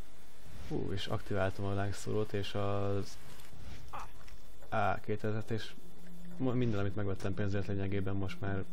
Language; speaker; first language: Hungarian; native; Hungarian